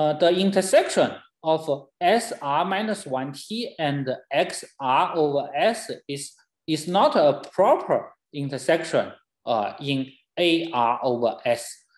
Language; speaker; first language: English; non-native, fluent; Chinese